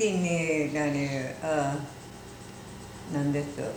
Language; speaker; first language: Japanese; early bilingual, heritage; Japanese